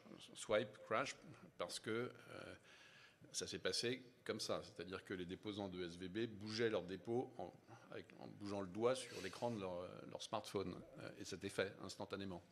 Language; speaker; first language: French; native; French